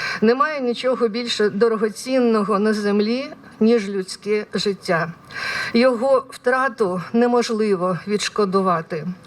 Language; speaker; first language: Ukrainian; native; Ukrainian